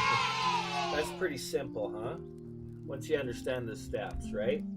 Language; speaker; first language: English; native; English